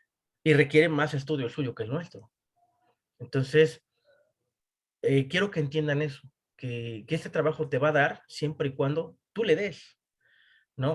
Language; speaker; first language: Spanish; native; Spanish